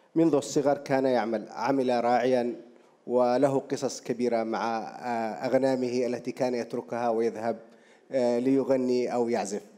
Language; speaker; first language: Arabic; native; Arabic